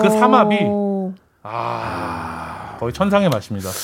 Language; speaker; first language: Korean; native; Korean